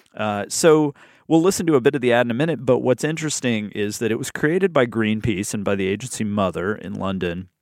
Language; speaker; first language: English; native; English